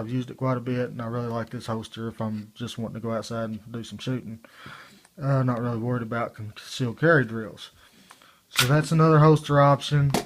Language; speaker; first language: English; native; English